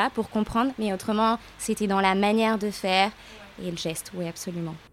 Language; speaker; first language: French; native; French